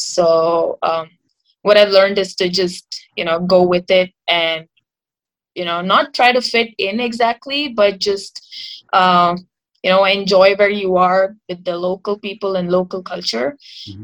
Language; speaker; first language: English; non-native, local second language; Marathi